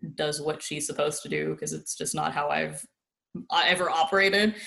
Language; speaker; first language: English; native; English